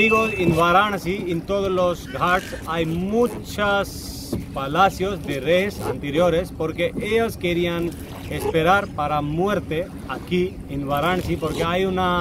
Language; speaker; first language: Spanish; non-native, learner; Hindi